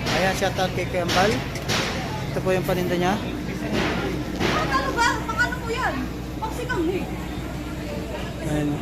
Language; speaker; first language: Filipino; native; Filipino